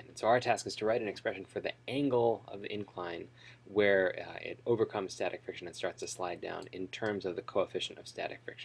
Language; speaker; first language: English; native; English